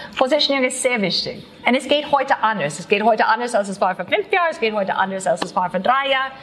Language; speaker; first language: German; non-native, learner; English